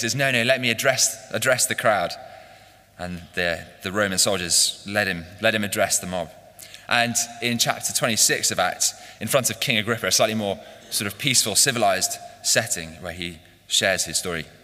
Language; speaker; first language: English; native; English